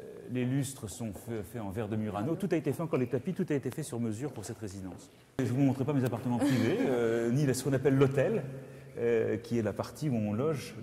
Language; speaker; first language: French; native; French